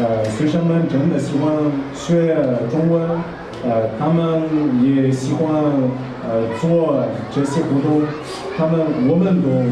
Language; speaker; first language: Chinese; non-native, fluent; Malagasy